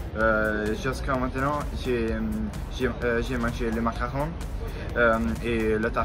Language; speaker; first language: French; non-native, learner; Italian